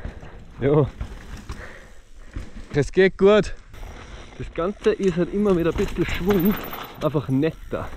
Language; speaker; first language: German; native; German